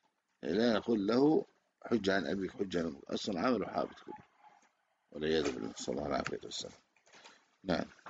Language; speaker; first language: Arabic; native; Arabic